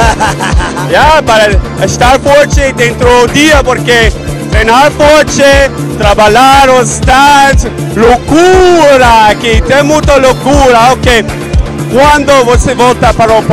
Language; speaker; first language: Portuguese; non-native, learner; Spanish